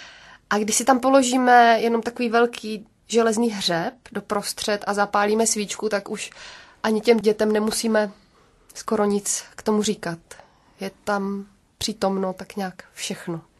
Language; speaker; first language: Czech; native; Czech